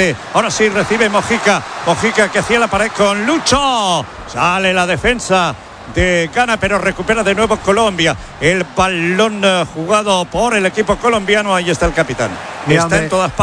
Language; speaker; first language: Spanish; native; Spanish